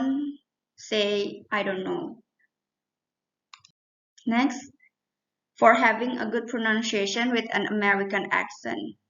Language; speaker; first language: English; non-native, learner; Indonesian